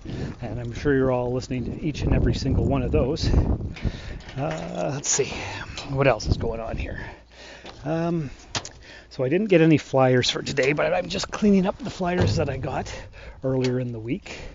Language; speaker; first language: English; native; English